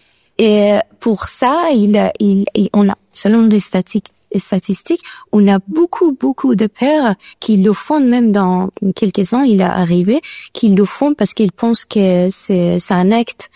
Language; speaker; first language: French; non-native, learner; Persian